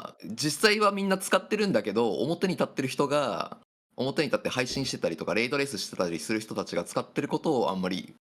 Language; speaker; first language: Japanese; native; Japanese